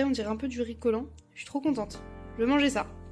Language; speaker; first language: French; native; French